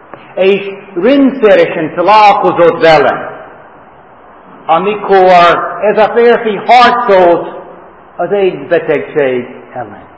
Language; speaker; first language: Hungarian; non-native, fluent; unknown